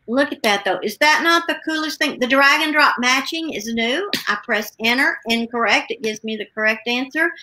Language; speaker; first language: English; native; English